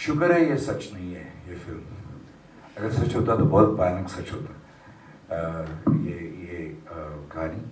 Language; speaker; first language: Hindi; non-native, local second language; Tamil